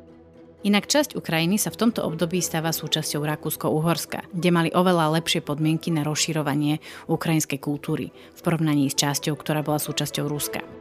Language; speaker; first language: Slovak; native; Slovak